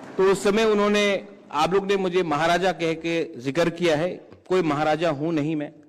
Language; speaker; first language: Hindi; non-native, local second language; Kok Borok